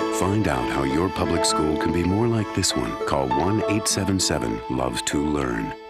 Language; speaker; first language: English; early bilingual, other home language; Spanish